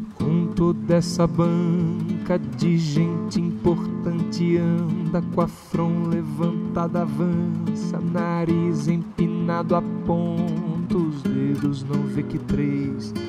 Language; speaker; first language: Portuguese; native; Portuguese